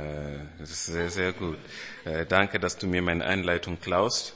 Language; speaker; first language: German; non-native, fluent; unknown